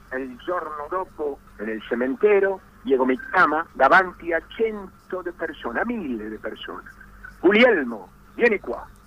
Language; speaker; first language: Italian; non-native, learner; Spanish